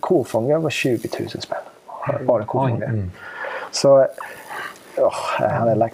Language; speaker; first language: Swedish; non-native, fluent; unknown